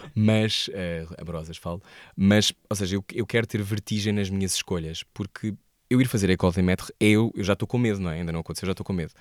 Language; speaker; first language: Portuguese; native; Portuguese